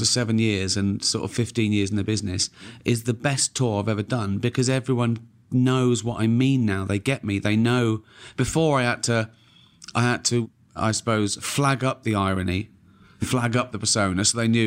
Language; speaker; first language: English; native; English